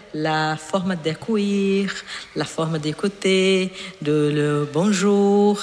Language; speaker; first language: French; non-native, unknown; Portuguese